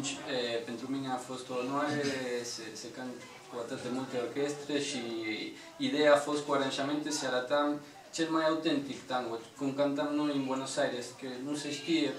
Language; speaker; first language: Romanian; non-native, fluent; Spanish